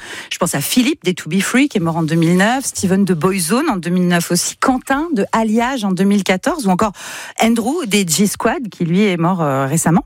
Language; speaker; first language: French; native; French